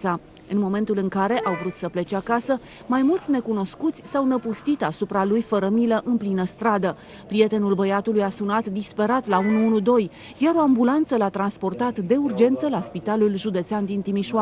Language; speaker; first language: Romanian; native; Romanian